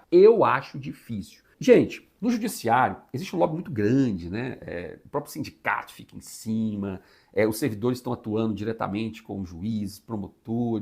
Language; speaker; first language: Portuguese; native; Portuguese